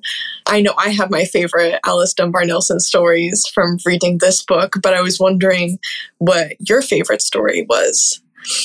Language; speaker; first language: English; native; English